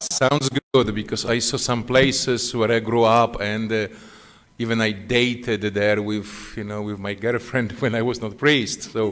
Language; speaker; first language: English; non-native, fluent; Polish